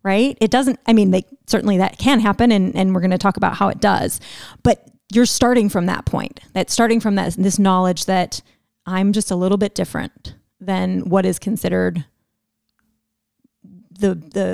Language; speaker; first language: English; native; English